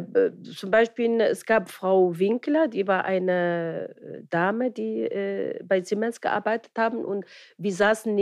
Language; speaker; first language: German; non-native, fluent; Arabic